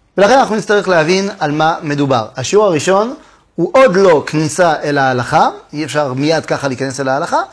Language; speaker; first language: Hebrew; non-native, fluent; French